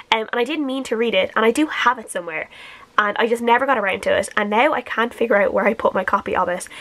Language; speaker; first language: English; native; English